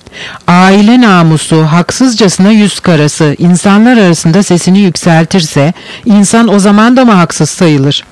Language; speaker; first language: Turkish; native; Turkish